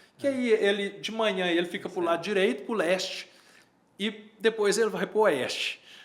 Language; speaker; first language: Portuguese; native; Portuguese